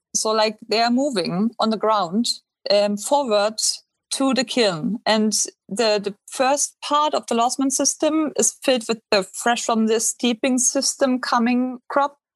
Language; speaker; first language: English; non-native, fluent; German